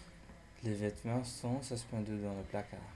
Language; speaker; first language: French; non-native, learner; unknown